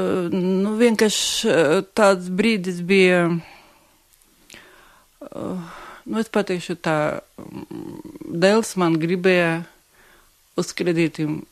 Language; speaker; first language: Latvian; non-native, local second language; Russian